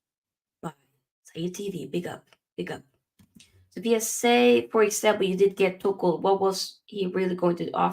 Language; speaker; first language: English; native; English